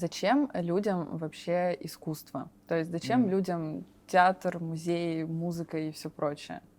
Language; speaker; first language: Russian; native; Russian